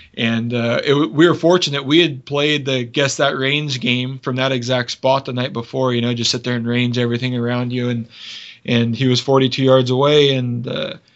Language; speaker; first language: English; native; English